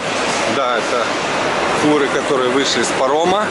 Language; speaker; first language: Russian; native; Russian